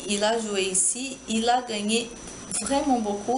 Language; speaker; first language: French; non-native, learner; Portuguese